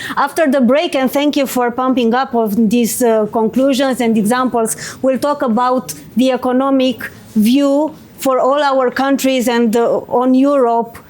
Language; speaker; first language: English; non-native, fluent; Romanian